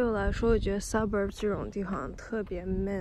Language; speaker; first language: Chinese; early bilingual, heritage; Chinese